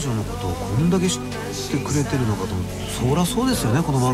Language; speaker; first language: Japanese; native; Japanese